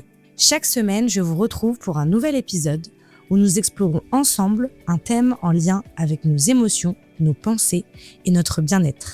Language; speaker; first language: French; native; French